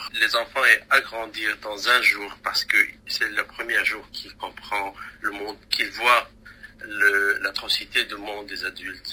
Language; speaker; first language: French; non-native, local second language; Arabic